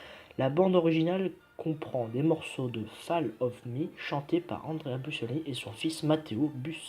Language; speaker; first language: French; native; French